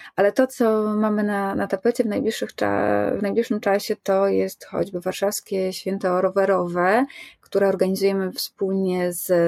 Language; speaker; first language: Polish; native; Polish